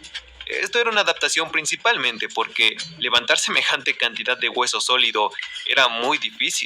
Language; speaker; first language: Spanish; native; Spanish